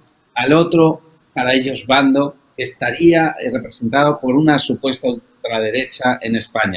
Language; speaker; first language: Spanish; native; Spanish